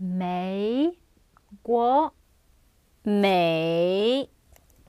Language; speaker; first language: Chinese; non-native, learner; English